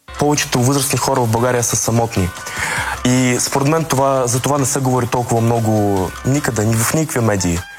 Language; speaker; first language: Bulgarian; early bilingual, other home language; Russian